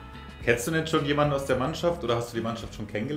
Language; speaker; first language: German; native; German